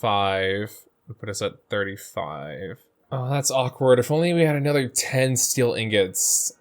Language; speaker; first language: English; native; English